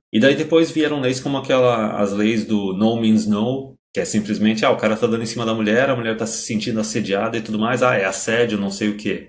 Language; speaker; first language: Portuguese; native; Portuguese